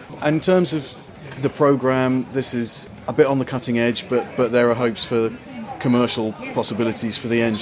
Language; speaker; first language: English; native; English